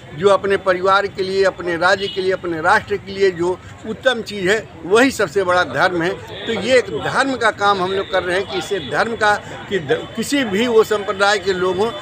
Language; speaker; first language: Hindi; native; Hindi